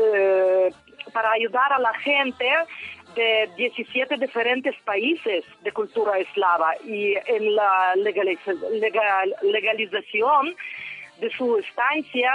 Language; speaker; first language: Spanish; non-native, fluent; Ukrainian